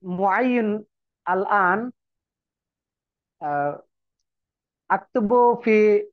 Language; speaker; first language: Arabic; non-native, learner; Bangla